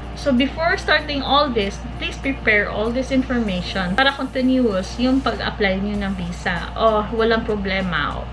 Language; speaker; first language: Filipino; non-native, local second language; Cebuano